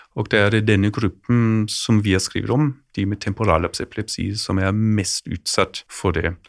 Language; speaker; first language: Norwegian; non-native, fluent; German